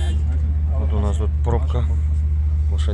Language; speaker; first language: Russian; native; Russian